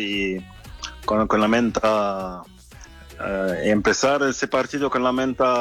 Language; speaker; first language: Spanish; non-native, fluent; French